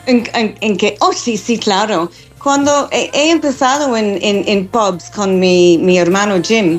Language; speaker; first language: Spanish; non-native, fluent; English